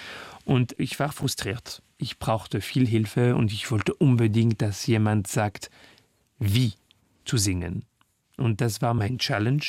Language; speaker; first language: German; non-native, learner; French